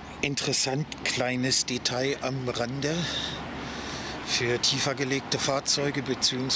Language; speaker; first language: German; native; German